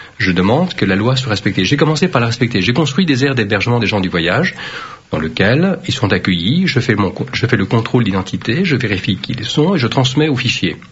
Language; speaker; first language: French; early bilingual, other home language; Vietnamese